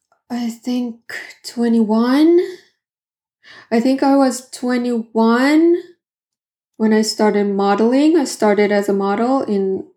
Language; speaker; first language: English; non-native, fluent; Swedish